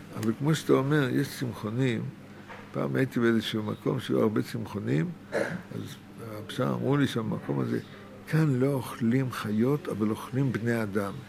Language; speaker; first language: Hebrew; native; Hebrew